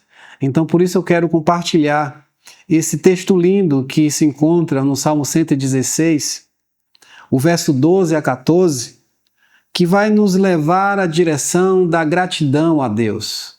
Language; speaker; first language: Portuguese; native; Portuguese